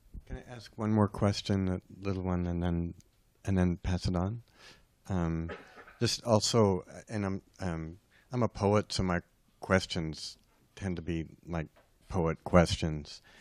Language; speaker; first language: English; native; English